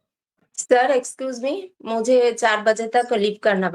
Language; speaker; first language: Hindi; non-native, local second language; Bangla